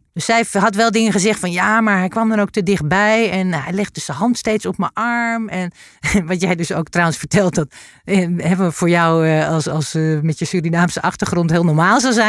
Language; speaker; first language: Dutch; native; Dutch